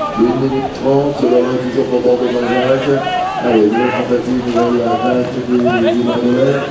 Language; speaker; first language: French; native; French